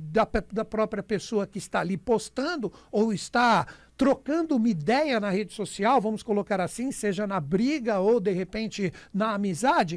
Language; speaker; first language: Portuguese; native; Portuguese